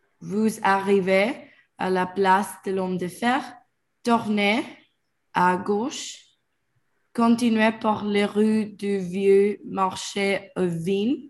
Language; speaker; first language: French; non-native, learner; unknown